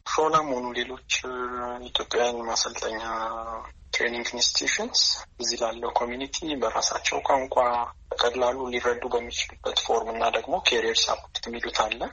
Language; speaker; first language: Amharic; native; Amharic